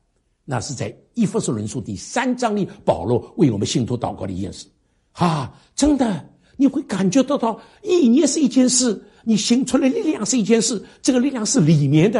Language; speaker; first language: Chinese; native; Chinese